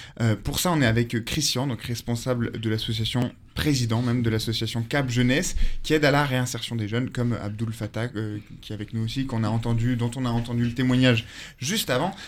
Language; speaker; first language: French; native; French